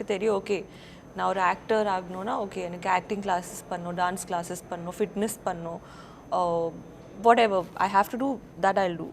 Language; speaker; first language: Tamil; non-native, learner; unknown